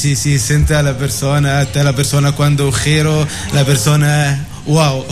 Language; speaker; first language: Spanish; non-native, learner; Arabic